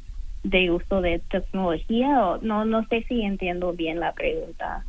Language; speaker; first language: Spanish; non-native, fluent; English